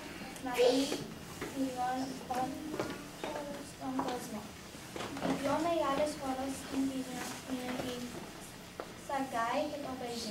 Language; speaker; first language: Greek; early bilingual, heritage; Greek